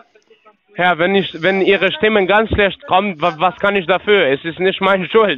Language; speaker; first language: German; non-native, learner; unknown